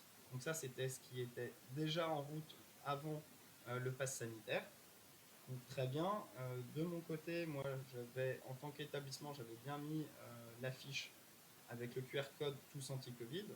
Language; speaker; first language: French; native; French